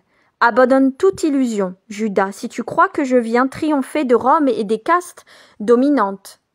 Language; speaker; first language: French; native; French